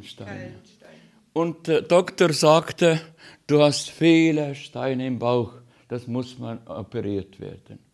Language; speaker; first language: German; non-native, learner; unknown